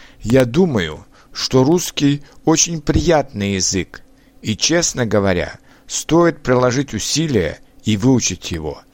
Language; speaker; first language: Russian; non-native, learner; Czech